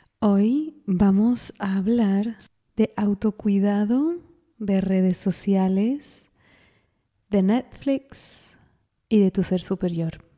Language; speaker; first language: Spanish; non-native, fluent; French